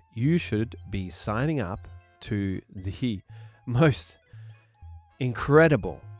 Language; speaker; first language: English; native; English